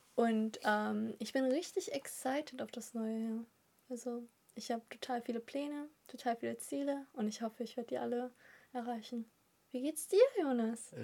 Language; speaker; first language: German; early bilingual, other home language; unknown